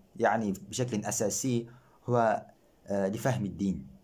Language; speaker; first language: Arabic; non-native, fluent; Kazakh